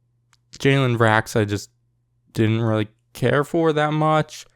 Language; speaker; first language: English; native; English